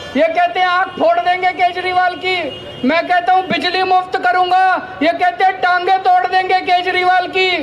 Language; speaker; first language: Hindi; native; Hindi